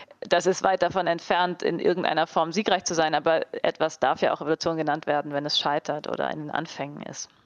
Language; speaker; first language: German; native; German